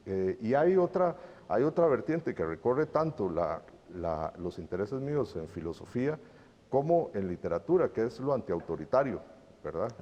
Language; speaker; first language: Spanish; native; Spanish